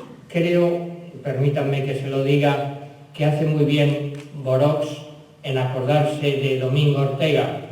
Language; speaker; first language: Spanish; native; Spanish